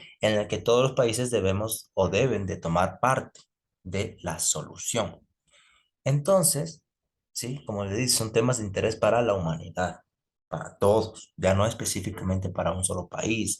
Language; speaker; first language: Spanish; native; Spanish